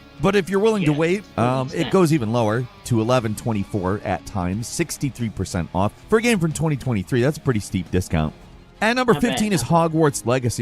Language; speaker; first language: English; native; English